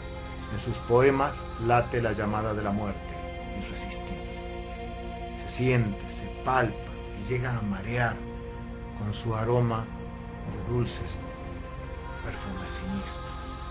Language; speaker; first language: Spanish; native; Spanish